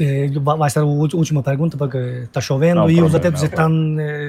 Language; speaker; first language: Portuguese; non-native, learner; Turkish